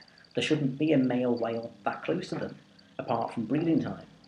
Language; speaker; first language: English; native; English